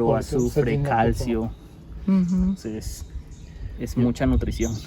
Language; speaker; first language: Spanish; native; Spanish